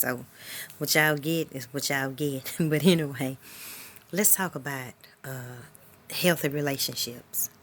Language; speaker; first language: English; native; English